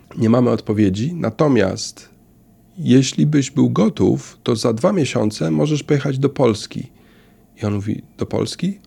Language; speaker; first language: Polish; native; Polish